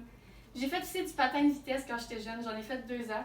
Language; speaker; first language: French; native; French